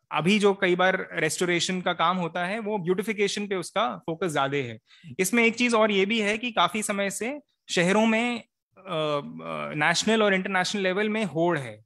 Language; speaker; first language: Hindi; native; Hindi